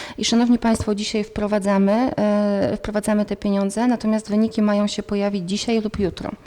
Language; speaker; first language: Polish; native; Polish